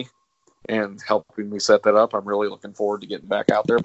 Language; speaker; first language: English; native; English